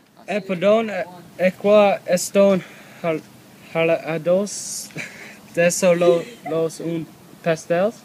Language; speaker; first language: Spanish; non-native, learner; English